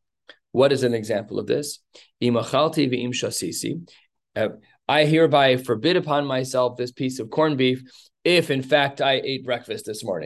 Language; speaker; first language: English; native; English